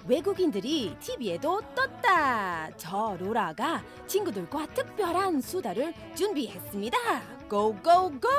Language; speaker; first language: Korean; non-native, learner; English